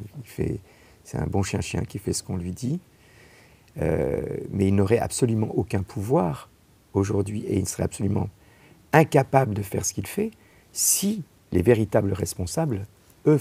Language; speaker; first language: French; native; French